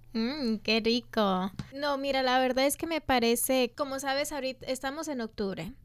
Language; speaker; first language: Spanish; early bilingual, heritage; Spanish